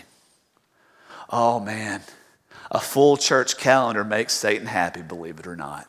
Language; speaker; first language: English; native; English